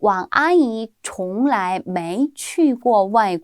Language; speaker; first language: Chinese; non-native, fluent; Korean